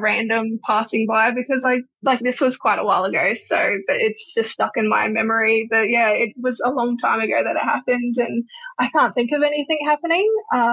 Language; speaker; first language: English; native; English